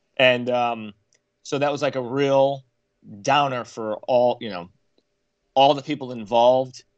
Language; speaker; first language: English; native; English